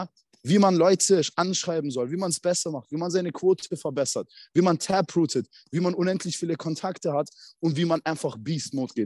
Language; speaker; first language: German; native; German